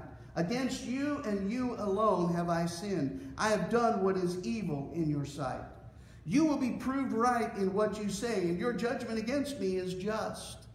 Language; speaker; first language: English; native; English